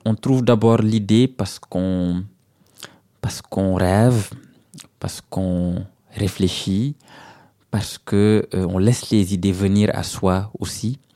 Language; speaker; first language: French; non-native, local second language; Serer